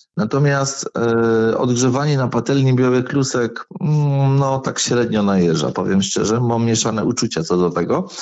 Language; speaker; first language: Polish; native; Polish